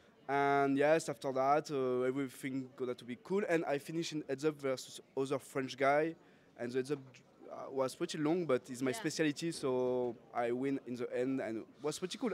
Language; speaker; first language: English; non-native, learner; French